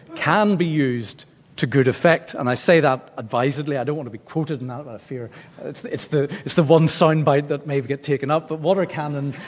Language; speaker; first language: English; native; English